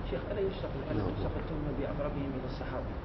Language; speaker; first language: Arabic; native; Arabic